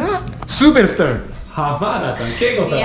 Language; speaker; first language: Spanish; non-native, learner; Japanese